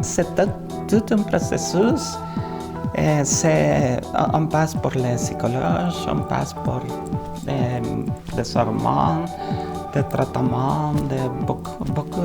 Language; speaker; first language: French; non-native, fluent; Spanish